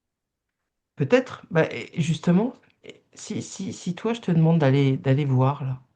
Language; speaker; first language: French; native; French